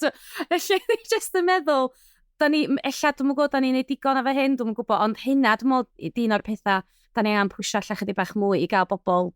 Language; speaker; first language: Welsh; native; Welsh